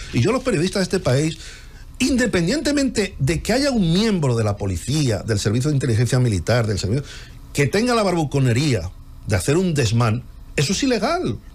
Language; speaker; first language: Spanish; native; Spanish